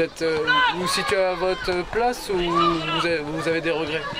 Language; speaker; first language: French; native; French